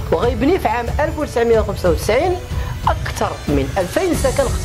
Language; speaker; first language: Arabic; native; Arabic